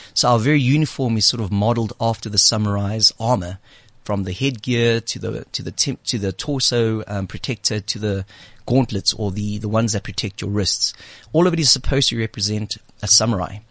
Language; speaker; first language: English; native; English